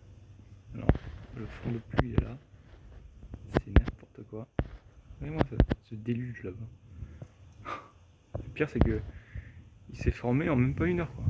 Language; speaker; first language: French; native; French